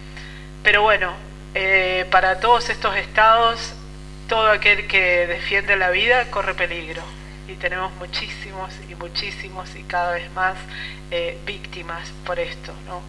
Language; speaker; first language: Spanish; native; Spanish